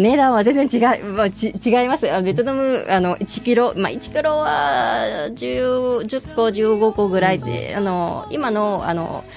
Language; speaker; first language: Japanese; non-native, fluent; Vietnamese